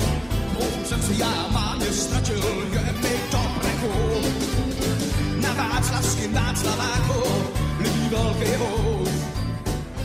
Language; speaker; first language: Czech; native; Czech